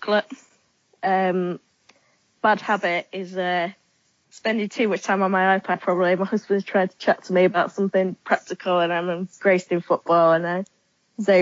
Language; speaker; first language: English; native; English